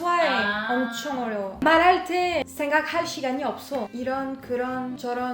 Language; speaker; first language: Korean; non-native, learner; French